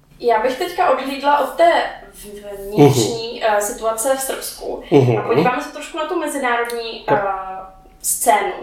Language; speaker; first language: Czech; native; Czech